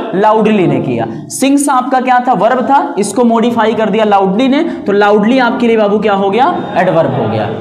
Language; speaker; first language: Hindi; native; Hindi